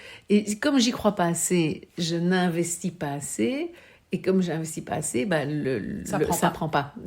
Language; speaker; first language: French; native; French